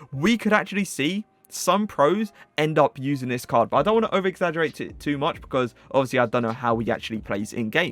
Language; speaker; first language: English; native; English